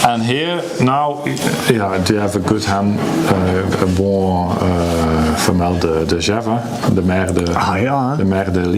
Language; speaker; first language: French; non-native, learner; Dutch